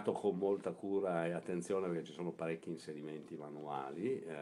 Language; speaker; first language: Italian; native; Italian